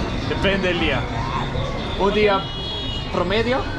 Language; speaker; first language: Spanish; non-native, learner; Danish